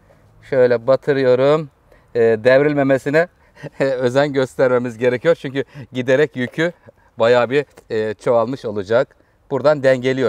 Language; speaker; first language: Turkish; native; Turkish